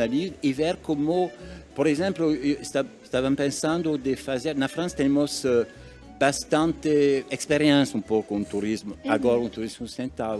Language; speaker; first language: Portuguese; non-native, learner; French